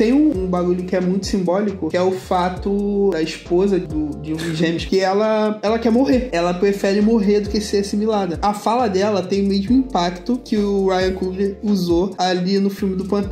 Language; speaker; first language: Portuguese; native; Portuguese